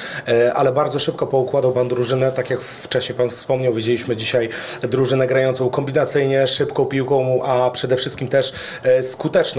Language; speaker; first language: Polish; native; Polish